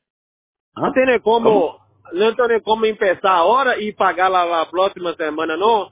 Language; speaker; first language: Spanish; non-native, learner; Portuguese